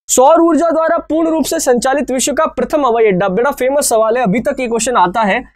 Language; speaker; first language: Hindi; native; Hindi